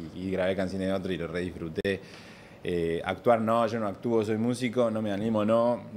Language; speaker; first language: Spanish; native; Spanish